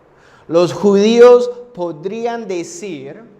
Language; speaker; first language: Spanish; non-native, fluent; English